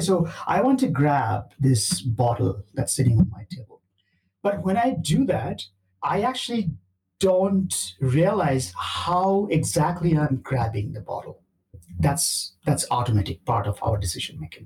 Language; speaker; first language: English; non-native, local second language; Bangla